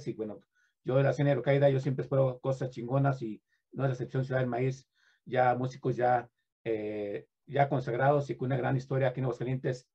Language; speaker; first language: Spanish; native; Spanish